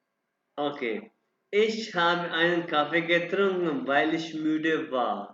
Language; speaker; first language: German; non-native, learner; Urdu